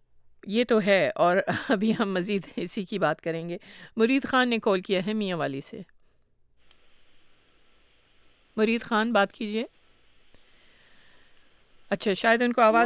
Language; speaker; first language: Urdu; native; Urdu